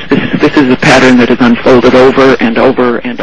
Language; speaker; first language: English; native; English